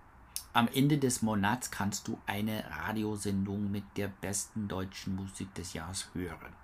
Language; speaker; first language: German; non-native, learner; English